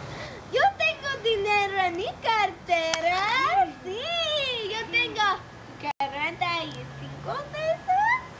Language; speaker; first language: Spanish; non-native, learner; English